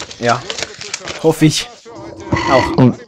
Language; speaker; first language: German; native; German